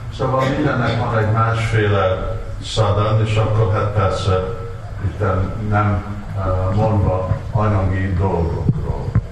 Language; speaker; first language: Hungarian; non-native, learner; Russian